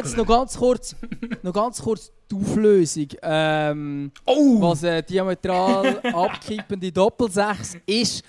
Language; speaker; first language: German; native; German